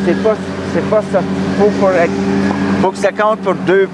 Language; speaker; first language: French; native; French